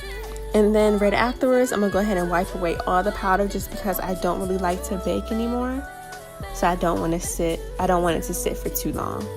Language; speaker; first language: English; native; English